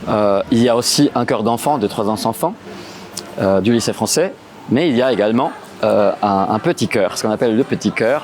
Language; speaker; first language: French; non-native, fluent; Spanish